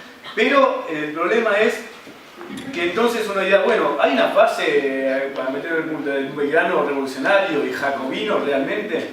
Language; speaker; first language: Spanish; native; Spanish